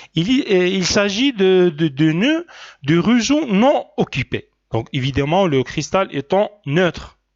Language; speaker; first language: French; non-native, local second language; Arabic